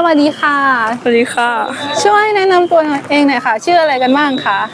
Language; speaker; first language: Thai; native; Thai